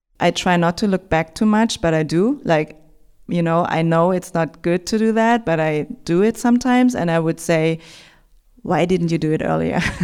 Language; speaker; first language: English; non-native, fluent; German